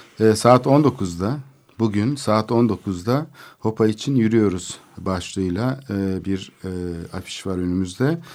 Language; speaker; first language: Turkish; native; Turkish